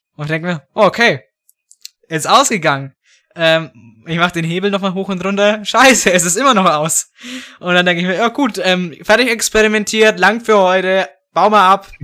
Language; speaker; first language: German; native; German